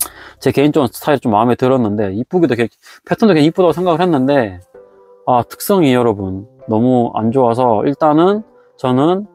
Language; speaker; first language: Korean; native; Korean